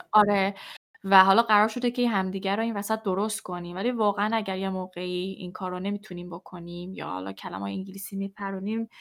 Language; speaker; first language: Persian; native; Persian